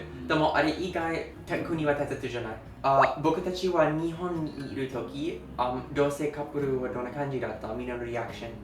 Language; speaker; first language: Japanese; non-native, learner; English